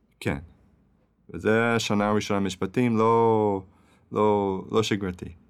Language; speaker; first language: Hebrew; non-native, fluent; English